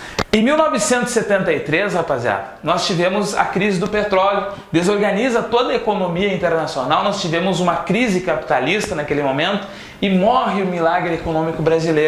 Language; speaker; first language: Portuguese; native; Portuguese